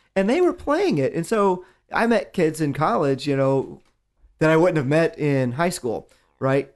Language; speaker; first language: English; native; English